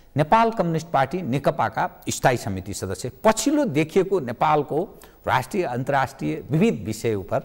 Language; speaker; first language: Nepali; native; Nepali